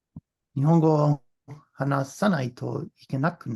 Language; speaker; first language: Japanese; non-native, learner; English